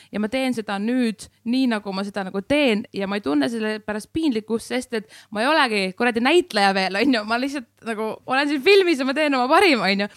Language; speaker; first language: Estonian; native; Estonian